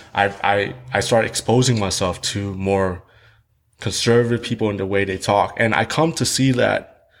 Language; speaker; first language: English; early bilingual, other home language; Vietnamese